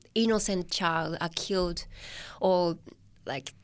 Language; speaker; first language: English; non-native, fluent; Japanese